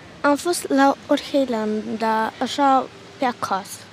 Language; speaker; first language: Romanian; early bilingual, heritage; Romanian